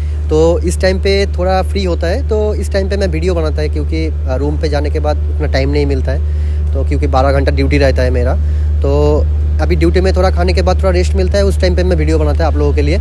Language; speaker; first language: Hindi; non-native, local second language; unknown